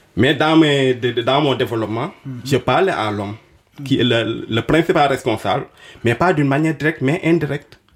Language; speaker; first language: French; non-native, local second language; Wolof